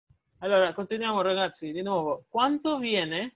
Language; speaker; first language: Italian; non-native, fluent; Spanish